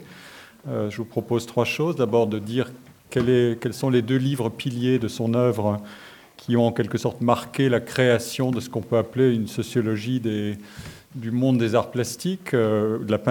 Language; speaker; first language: French; native; French